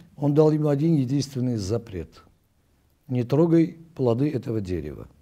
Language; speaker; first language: Russian; non-native, local second language; Armenian